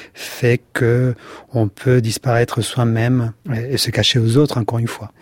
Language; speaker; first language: French; non-native, fluent; Spanish